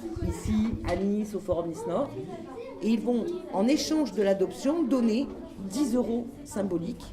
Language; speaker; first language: French; native; French